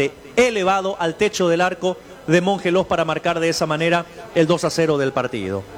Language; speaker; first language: Spanish; native; Spanish